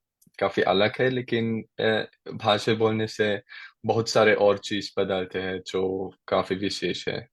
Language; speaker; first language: Hindi; non-native, learner; German